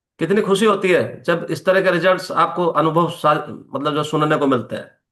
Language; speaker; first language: Hindi; native; Hindi